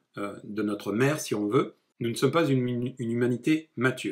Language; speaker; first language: French; native; French